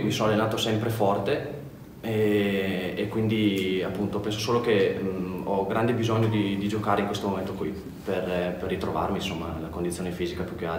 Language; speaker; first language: Italian; native; Italian